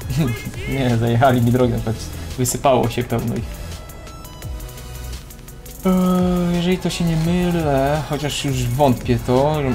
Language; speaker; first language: Polish; native; Polish